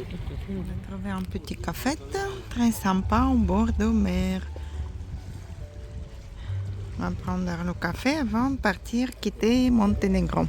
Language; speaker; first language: French; non-native, fluent; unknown